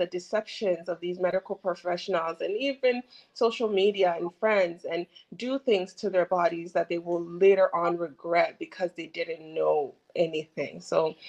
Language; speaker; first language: English; non-native, local second language; Akan